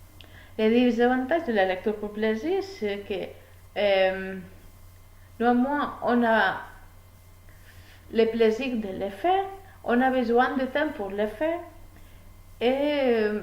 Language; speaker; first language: French; non-native, learner; Spanish